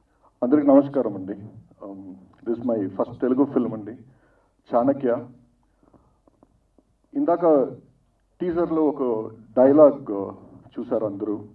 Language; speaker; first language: Telugu; non-native, fluent; Tamil